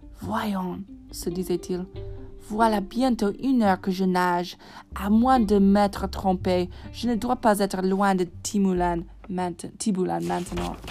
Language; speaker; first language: French; non-native, fluent; English